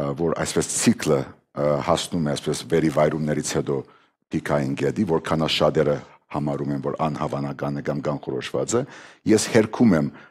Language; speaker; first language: Armenian; early bilingual, heritage; Armenian